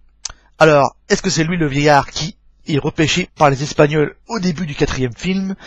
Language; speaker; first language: French; native; French